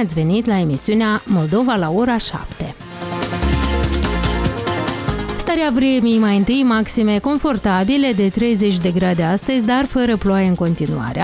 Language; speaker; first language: Romanian; native; Romanian